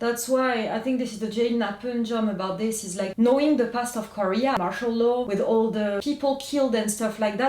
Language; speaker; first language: English; non-native, fluent; French